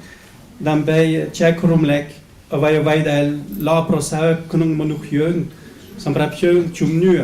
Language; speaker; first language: Khmer; non-native, fluent; French